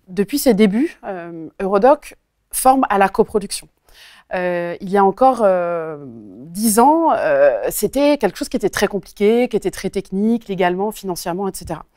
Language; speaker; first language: French; native; French